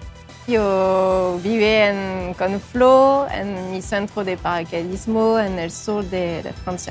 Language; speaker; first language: Spanish; non-native, learner; French